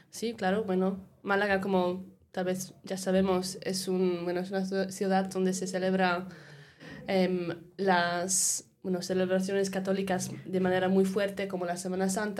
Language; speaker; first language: Spanish; non-native, fluent; English